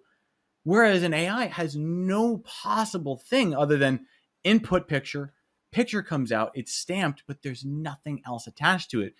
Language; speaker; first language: English; native; English